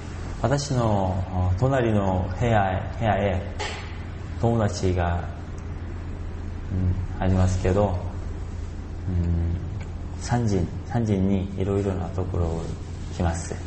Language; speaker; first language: Japanese; non-native, learner; Korean